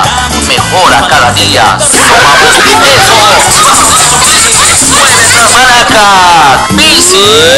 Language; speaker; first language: Spanish; native; Spanish